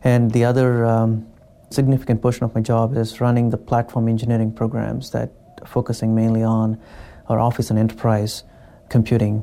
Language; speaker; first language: English; non-native, local second language; Tamil